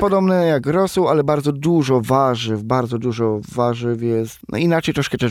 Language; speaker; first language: Polish; non-native, local second language; Romany